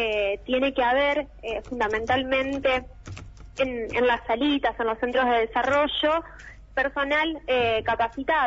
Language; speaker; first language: Spanish; native; Spanish